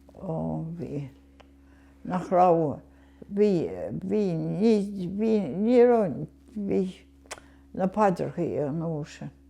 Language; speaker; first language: Irish; native; Irish